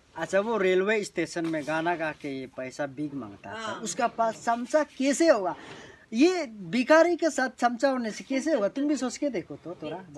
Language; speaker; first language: Hindi; non-native, local second language; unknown